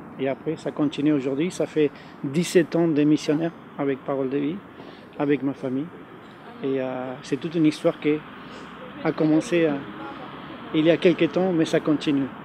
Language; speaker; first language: French; non-native, fluent; Spanish